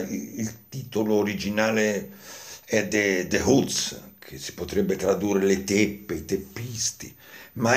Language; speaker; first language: Italian; native; Italian